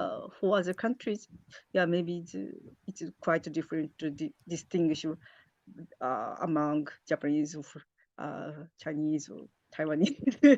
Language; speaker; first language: English; non-native, learner; Japanese